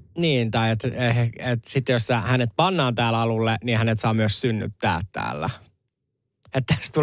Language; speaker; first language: Finnish; native; Finnish